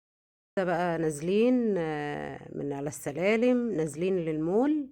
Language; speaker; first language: Arabic; native; Arabic